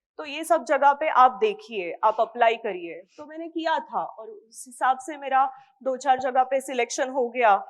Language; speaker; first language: Hindi; non-native, local second language; Marathi